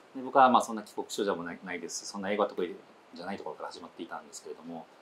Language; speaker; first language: Japanese; native; Japanese